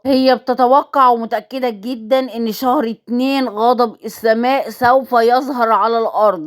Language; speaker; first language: Arabic; native; Arabic